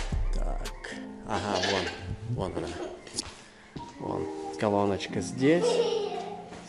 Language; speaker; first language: Russian; native; Russian